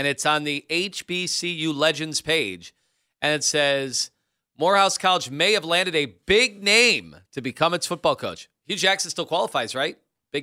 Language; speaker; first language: English; native; English